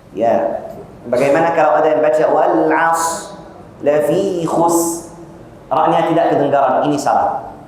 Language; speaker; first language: Malay; non-native, fluent; Arabic